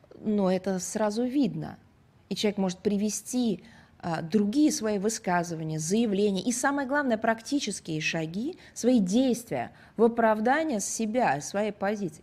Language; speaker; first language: Russian; native; Russian